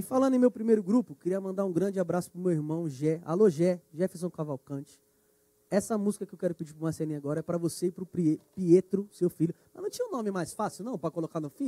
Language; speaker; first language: Portuguese; native; Portuguese